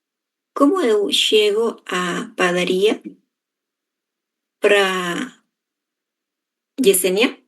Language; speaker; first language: Portuguese; non-native, learner; Spanish